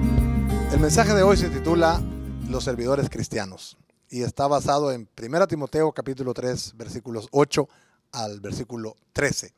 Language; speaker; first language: Spanish; native; Spanish